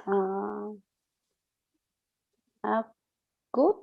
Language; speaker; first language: English; non-native, learner; Spanish